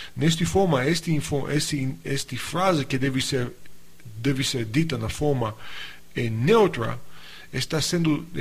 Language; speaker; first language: Portuguese; non-native, fluent; English